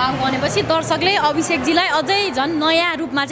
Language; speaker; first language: Nepali; native; Nepali